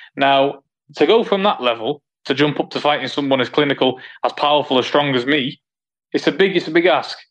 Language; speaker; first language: English; native; English